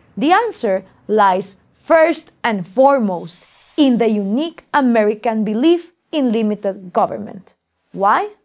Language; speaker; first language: English; non-native, fluent; Spanish